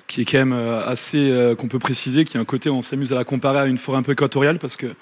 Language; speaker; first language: French; native; French